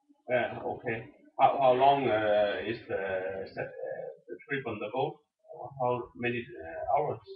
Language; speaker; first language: English; non-native, learner; Danish